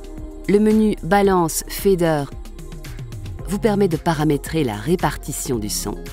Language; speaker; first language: French; native; French